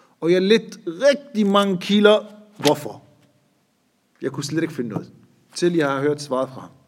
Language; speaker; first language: Danish; non-native, fluent; Arabic